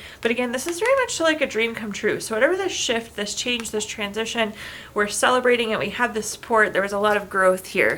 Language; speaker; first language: English; native; English